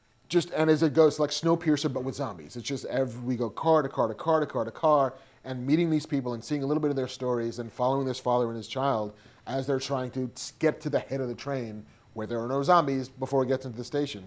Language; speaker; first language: English; native; English